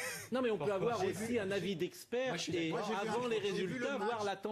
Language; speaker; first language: French; native; French